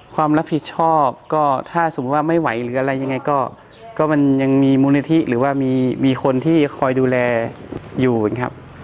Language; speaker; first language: Thai; native; Thai